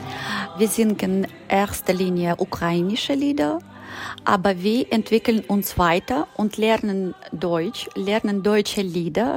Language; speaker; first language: German; non-native, learner; Ukrainian